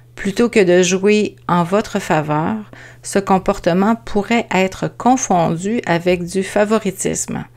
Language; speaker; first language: French; native; French